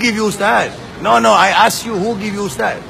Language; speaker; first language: English; non-native, local second language; Malay